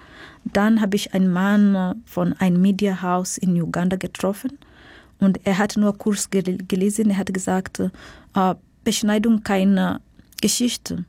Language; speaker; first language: German; non-native, fluent; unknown